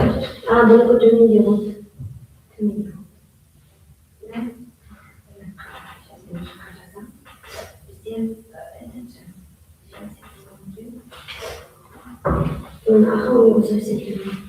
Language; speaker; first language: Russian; non-native, local second language; Kazakh